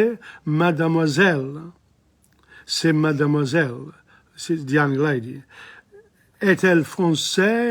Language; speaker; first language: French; non-native, fluent; English